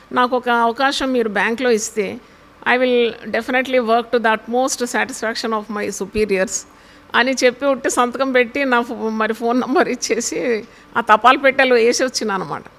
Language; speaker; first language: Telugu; non-native, local second language; Malayalam